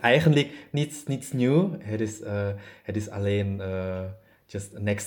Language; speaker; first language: Dutch; non-native, learner; German